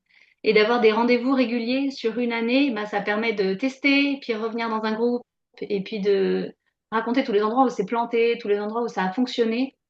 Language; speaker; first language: French; native; French